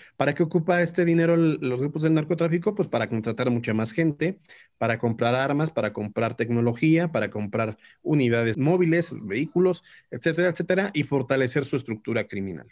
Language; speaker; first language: Spanish; native; Spanish